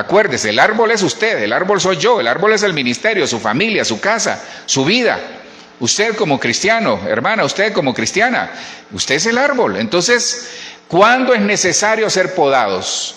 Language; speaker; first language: Spanish; native; Spanish